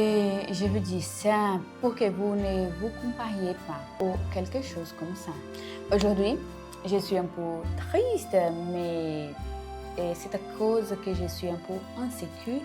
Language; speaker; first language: French; non-native, learner; Portuguese